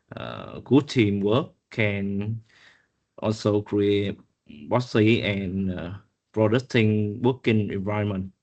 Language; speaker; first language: English; non-native, learner; Vietnamese